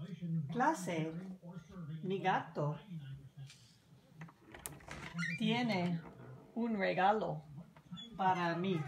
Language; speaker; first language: Spanish; non-native, learner; English